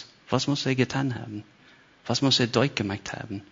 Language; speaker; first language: German; non-native, fluent; English